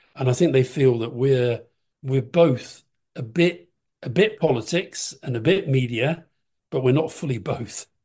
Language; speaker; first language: English; native; English